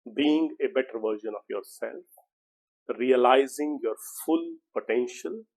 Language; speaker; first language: English; non-native, local second language; Punjabi